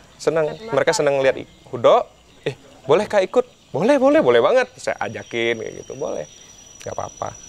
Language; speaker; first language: Indonesian; native; Indonesian